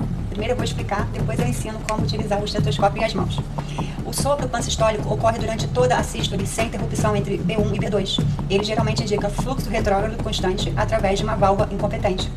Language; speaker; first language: Portuguese; native; Portuguese